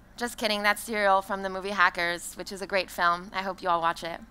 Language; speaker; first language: English; non-native, fluent; French